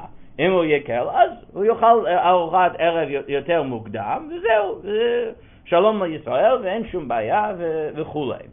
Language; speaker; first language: Hebrew; non-native, fluent; English